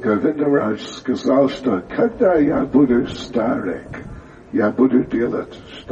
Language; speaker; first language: Russian; non-native, learner; English